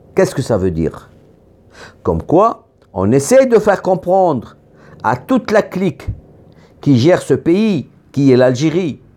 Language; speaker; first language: French; non-native, local second language; Arabic